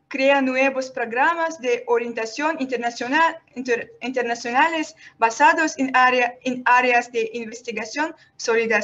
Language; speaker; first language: Spanish; non-native, learner; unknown